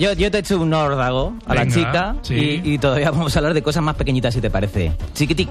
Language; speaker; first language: Spanish; native; Spanish